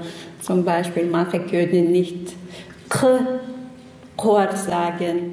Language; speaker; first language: German; non-native, learner; Chechen